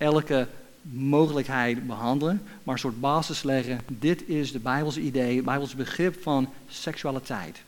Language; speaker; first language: Dutch; non-native, fluent; English